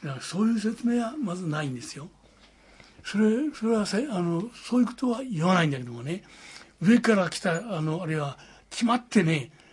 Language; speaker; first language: Japanese; native; Japanese